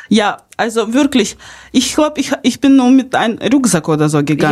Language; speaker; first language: German; non-native, fluent; Ukrainian